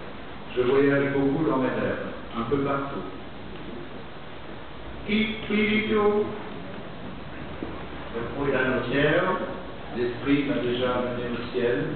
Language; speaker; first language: French; non-native, fluent; Portuguese